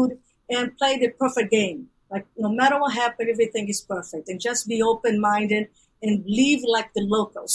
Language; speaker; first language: English; non-native, fluent; Portuguese